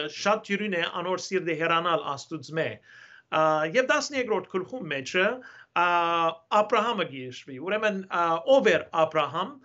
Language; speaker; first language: Armenian; early bilingual, heritage; Armenian